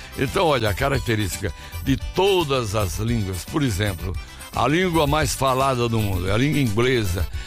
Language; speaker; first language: Portuguese; native; Portuguese